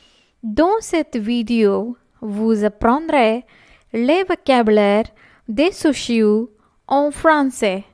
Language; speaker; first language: French; non-native, fluent; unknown